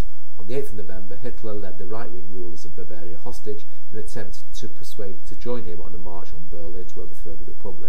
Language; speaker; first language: English; native; English